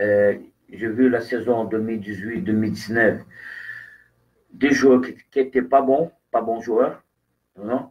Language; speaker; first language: French; non-native, fluent; Portuguese